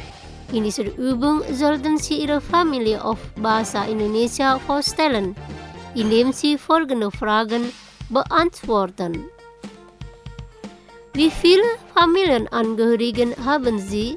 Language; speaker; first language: German; non-native, learner; Indonesian